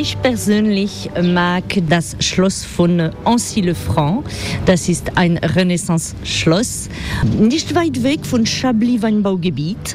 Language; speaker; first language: German; non-native, learner; French